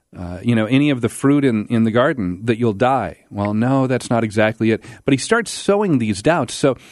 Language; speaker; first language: English; native; English